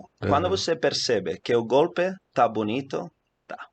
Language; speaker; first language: Portuguese; non-native, fluent; Italian